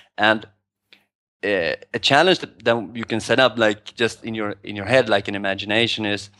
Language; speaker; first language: English; non-native, fluent; Swedish